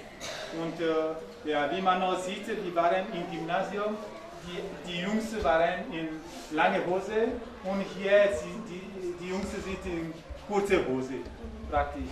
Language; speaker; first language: German; non-native, fluent; Ewe